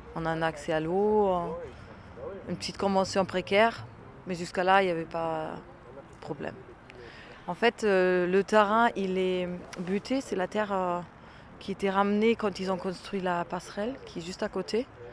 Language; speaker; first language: French; non-native, fluent; German